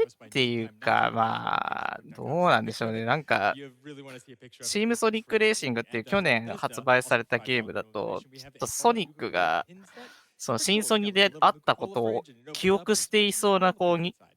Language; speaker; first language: Japanese; native; Japanese